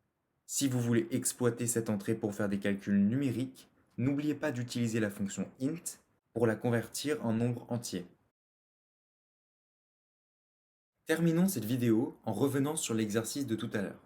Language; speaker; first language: French; native; French